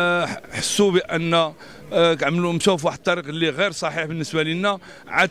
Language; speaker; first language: Arabic; native; Arabic